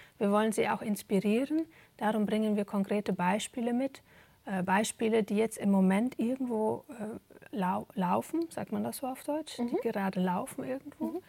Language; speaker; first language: German; native; German